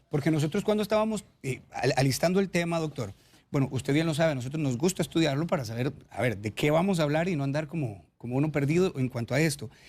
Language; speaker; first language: Spanish; native; Spanish